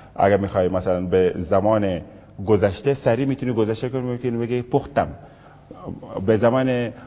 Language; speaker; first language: Persian; non-native, fluent; Wolof